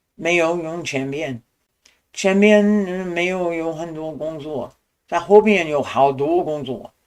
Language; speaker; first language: Chinese; non-native, learner; English